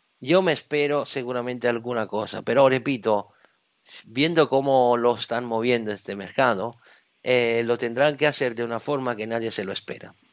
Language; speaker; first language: Spanish; non-native, fluent; Italian